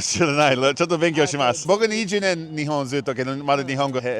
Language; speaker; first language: Japanese; non-native, learner; English